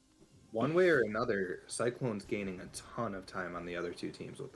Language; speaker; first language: English; native; English